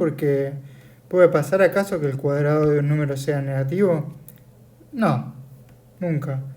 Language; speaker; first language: Spanish; native; Spanish